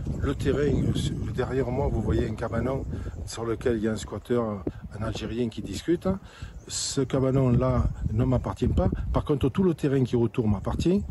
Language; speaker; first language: French; native; French